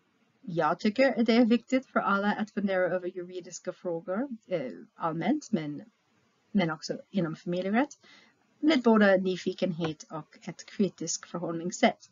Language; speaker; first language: Swedish; non-native, fluent; English